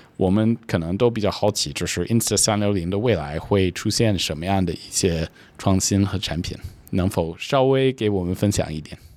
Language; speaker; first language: Chinese; non-native, fluent; English